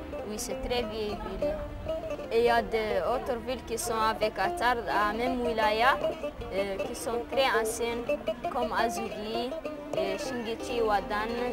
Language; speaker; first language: French; non-native, learner; Arabic